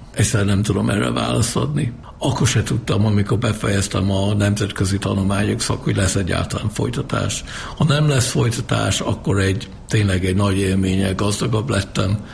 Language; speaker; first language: Hungarian; non-native, fluent; English